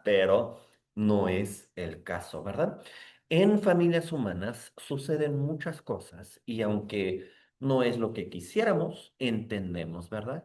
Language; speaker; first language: Spanish; native; Spanish